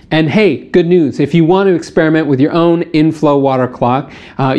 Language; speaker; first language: English; native; English